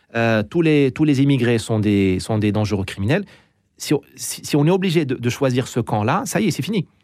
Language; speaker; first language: French; non-native, local second language; Arabic